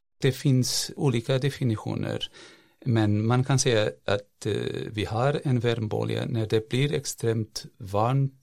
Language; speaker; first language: Swedish; non-native, fluent; Portuguese